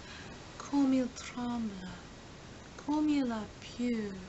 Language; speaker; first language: French; non-native, learner; English